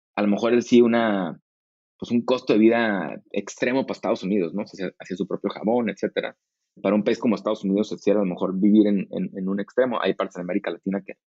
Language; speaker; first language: Spanish; native; Spanish